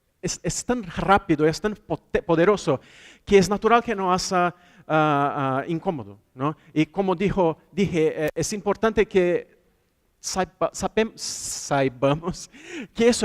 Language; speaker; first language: Spanish; non-native, fluent; Portuguese